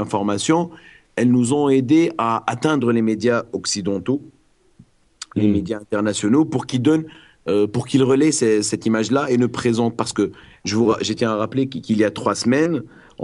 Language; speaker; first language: French; non-native, local second language; Arabic